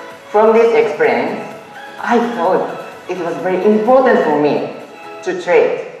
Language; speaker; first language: English; non-native, learner; Japanese